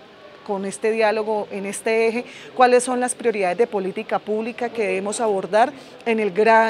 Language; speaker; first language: Spanish; native; Spanish